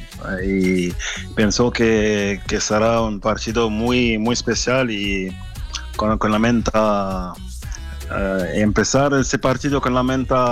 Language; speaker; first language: Spanish; non-native, fluent; French